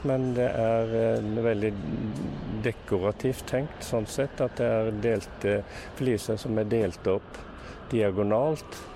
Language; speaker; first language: Norwegian; native; Norwegian